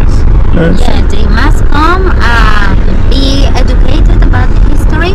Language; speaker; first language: English; non-native, fluent; Spanish